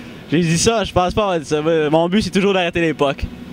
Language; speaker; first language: French; native; French